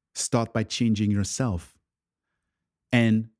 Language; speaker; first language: English; early bilingual, other home language; French